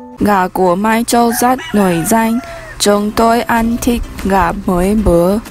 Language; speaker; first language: Vietnamese; non-native, learner; Chinese